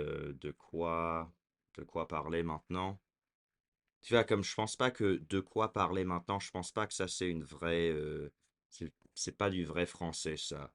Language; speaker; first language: French; early bilingual, heritage; French